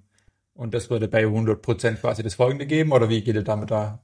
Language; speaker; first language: German; native; German